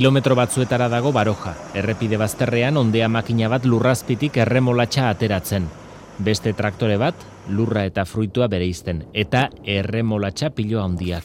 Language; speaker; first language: Basque; native; Basque